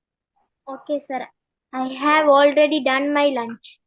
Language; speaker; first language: English; non-native, learner; Tamil